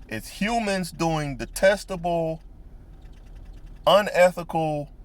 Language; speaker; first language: English; native; English